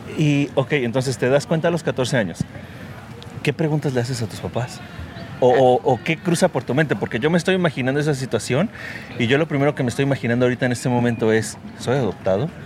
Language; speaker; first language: Spanish; early bilingual, heritage; Spanish